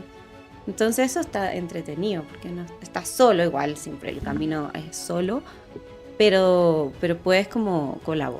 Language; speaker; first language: Spanish; native; Spanish